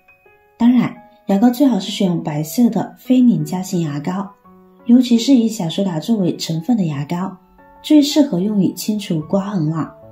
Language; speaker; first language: Chinese; native; Chinese